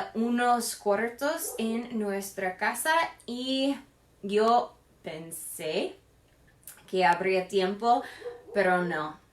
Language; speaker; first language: Spanish; non-native, fluent; English